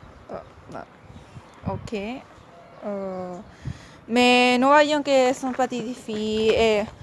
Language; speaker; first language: French; non-native, learner; Spanish